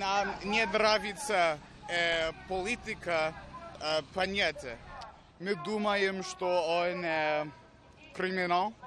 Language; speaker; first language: Russian; non-native, learner; English